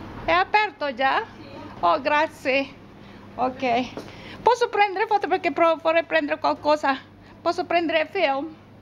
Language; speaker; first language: Italian; non-native, learner; Indonesian